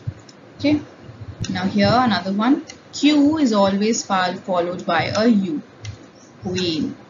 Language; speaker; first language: English; non-native, local second language; Hindi